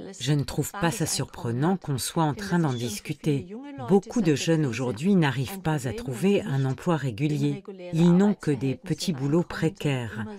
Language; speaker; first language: French; native; French